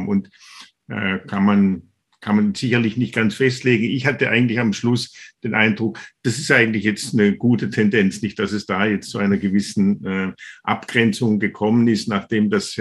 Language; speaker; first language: German; native; German